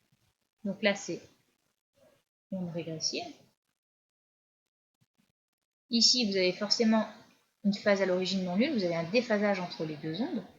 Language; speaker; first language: French; native; French